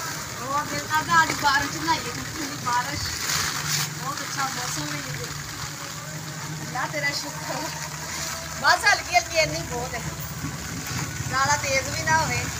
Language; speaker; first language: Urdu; non-native, local second language; Punjabi